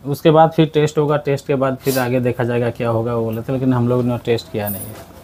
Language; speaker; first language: Hindi; non-native, local second language; Odia